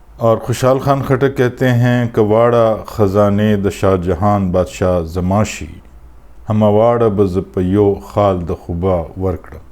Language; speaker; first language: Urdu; non-native, local second language; Pashto